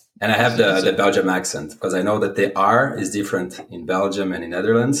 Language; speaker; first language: English; non-native, fluent; Portuguese